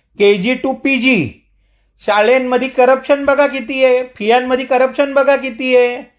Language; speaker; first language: Marathi; non-native, local second language; Marwari